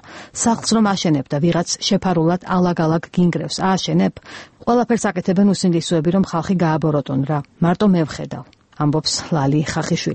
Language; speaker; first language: Georgian; native; Georgian